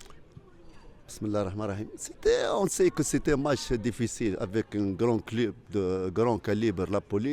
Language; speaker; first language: French; non-native, fluent; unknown